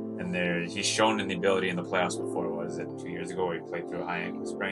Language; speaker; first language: English; native; English